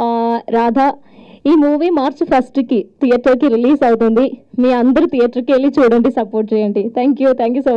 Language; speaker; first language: Telugu; non-native, learner; Malayalam